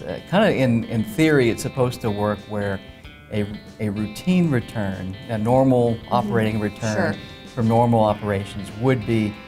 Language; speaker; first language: English; native; English